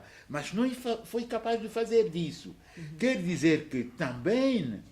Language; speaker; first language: Portuguese; non-native, fluent; French